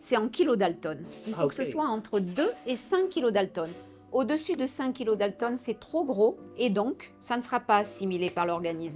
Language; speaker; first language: French; native; French